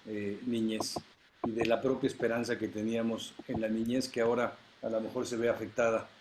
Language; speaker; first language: Spanish; native; Spanish